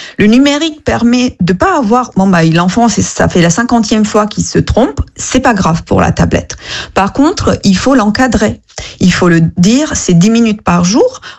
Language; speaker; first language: French; non-native, fluent; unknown